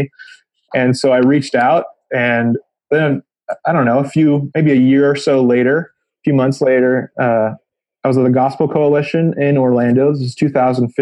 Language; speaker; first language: English; native; English